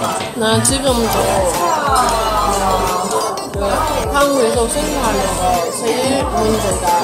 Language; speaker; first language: Korean; non-native, learner; Chinese